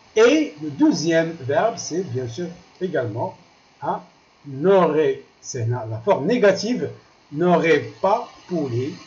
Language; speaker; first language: French; non-native, local second language; Arabic